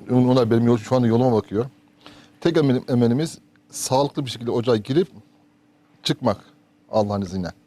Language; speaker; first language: Turkish; native; Turkish